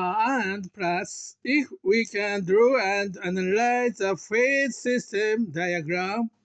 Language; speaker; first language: English; non-native, learner; Japanese